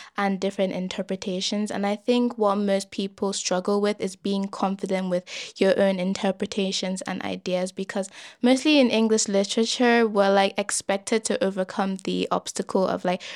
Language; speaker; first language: English; early bilingual, other home language; Yoruba